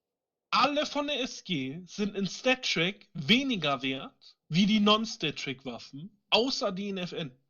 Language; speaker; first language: German; native; German